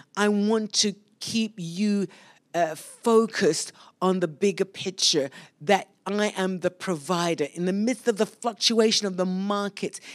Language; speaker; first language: English; native; English